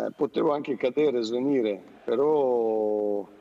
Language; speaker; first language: Italian; non-native, fluent; Serbian